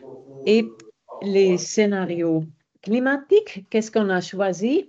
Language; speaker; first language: French; non-native, fluent; German